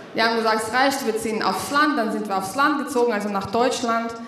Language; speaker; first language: German; non-native, fluent; Russian